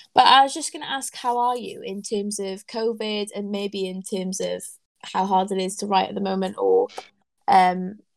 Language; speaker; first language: English; native; English